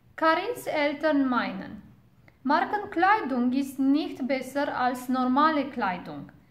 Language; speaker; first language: German; non-native, fluent; Romanian